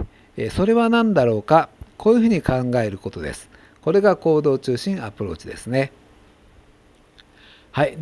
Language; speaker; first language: Japanese; native; Japanese